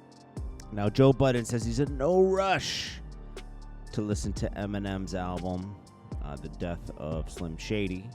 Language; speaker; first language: English; native; English